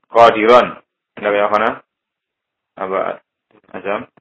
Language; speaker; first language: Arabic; non-native, fluent; Indonesian